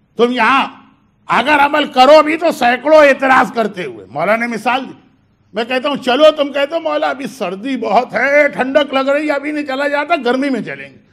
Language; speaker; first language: Hindi; native; Hindi